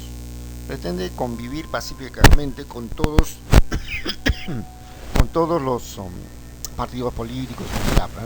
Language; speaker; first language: Spanish; native; Spanish